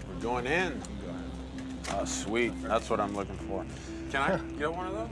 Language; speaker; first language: English; non-native, fluent; French